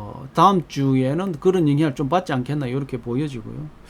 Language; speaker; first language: Korean; native; Korean